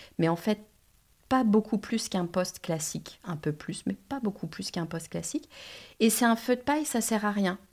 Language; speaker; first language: French; native; French